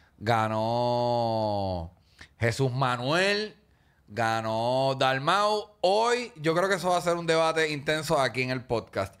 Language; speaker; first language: Spanish; native; Spanish